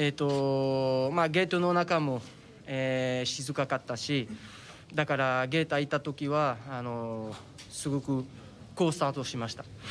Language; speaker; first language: Japanese; non-native, fluent; French